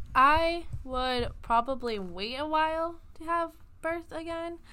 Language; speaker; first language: English; native; English